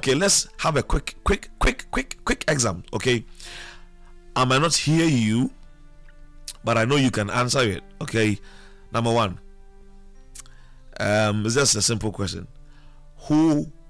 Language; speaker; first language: English; non-native, local second language; Akan